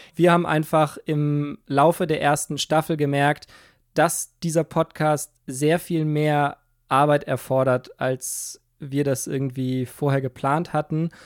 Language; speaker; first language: German; native; German